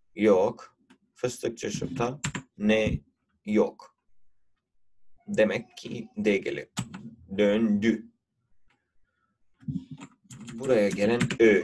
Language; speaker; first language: Turkish; non-native, fluent; Urdu